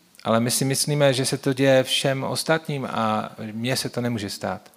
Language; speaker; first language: Czech; native; Czech